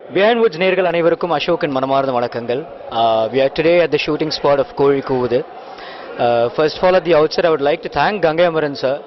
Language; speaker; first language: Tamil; native; Tamil